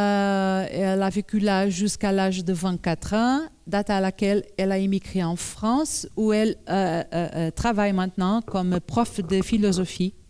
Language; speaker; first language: French; non-native, learner; Portuguese